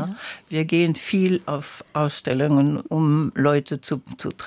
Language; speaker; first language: German; non-native, learner; French